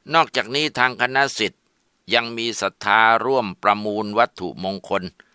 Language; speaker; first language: Thai; native; Thai